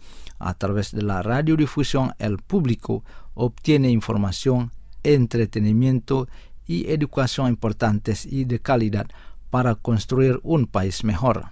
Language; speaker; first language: Spanish; non-native, fluent; Indonesian